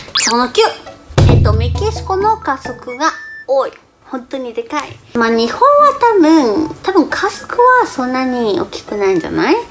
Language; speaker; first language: Japanese; non-native, fluent; Spanish